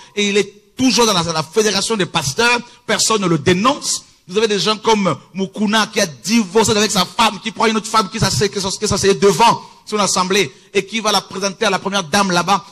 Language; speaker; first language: French; early bilingual, other home language; Lingala